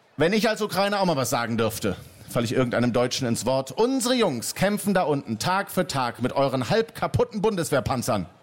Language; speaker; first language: German; native; German